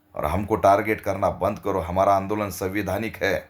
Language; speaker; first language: Hindi; non-native, local second language; Marathi